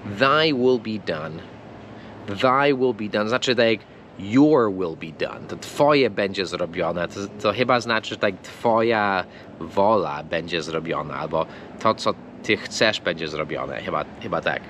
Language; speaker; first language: Polish; non-native, fluent; English